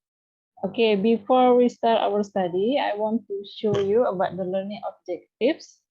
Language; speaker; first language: English; non-native, learner; Indonesian